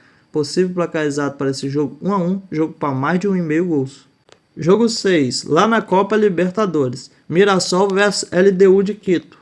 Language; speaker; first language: Portuguese; native; Portuguese